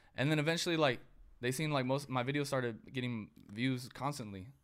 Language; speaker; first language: English; native; English